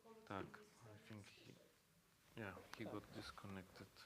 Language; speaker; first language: English; non-native, fluent; Spanish